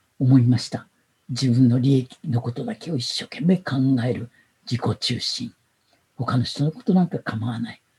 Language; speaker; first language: Japanese; native; Japanese